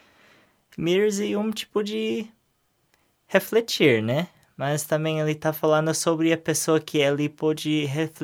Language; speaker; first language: Portuguese; non-native, learner; English